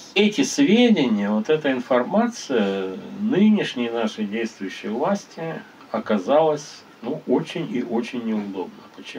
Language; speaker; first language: Russian; native; Russian